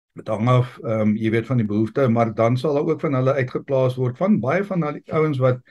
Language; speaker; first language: Afrikaans; native; Afrikaans